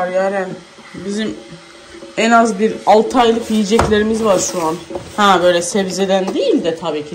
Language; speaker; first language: Turkish; native; Turkish